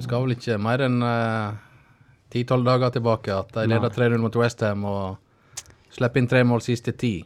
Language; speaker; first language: Norwegian; native; Norwegian